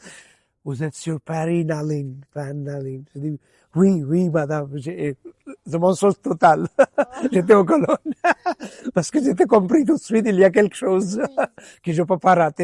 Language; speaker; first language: French; non-native, fluent; Gujarati